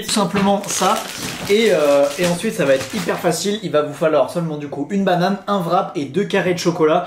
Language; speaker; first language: French; native; French